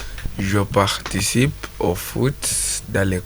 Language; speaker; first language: French; non-native, learner; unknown